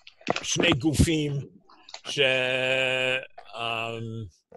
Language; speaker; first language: Hebrew; non-native, fluent; English